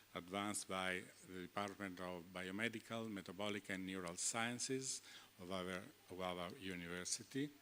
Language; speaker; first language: English; non-native, fluent; Italian